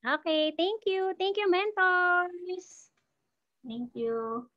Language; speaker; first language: English; non-native, learner; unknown